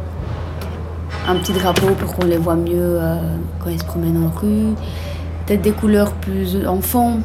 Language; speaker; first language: French; native; French